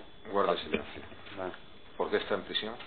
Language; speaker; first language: Spanish; native; Spanish